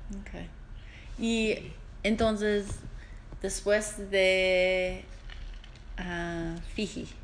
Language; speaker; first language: Spanish; non-native, learner; English